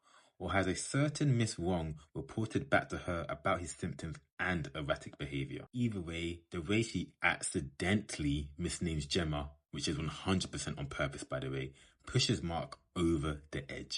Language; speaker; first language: English; native; English